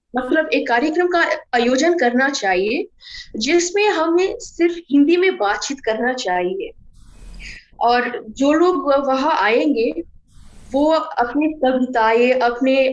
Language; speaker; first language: Hindi; non-native, fluent; English